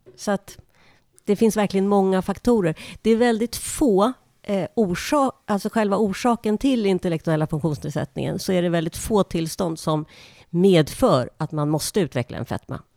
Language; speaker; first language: Swedish; native; Swedish